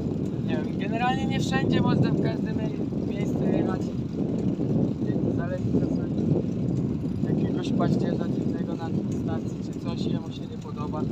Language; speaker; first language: Polish; native; Polish